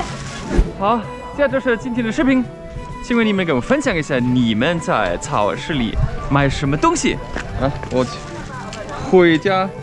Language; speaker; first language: Chinese; non-native, fluent; German